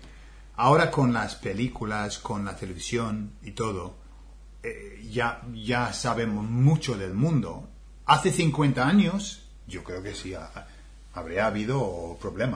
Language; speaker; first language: Spanish; non-native, fluent; English